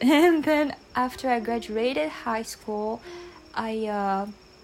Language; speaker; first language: English; non-native, fluent; French